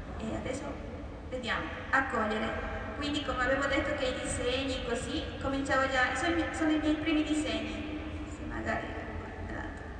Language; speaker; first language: Italian; non-native, fluent; Spanish